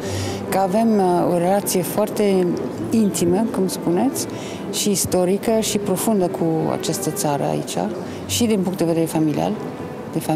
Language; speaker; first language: Romanian; non-native, fluent; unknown